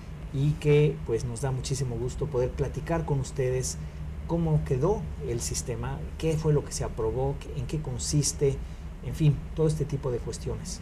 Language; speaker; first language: Spanish; native; Spanish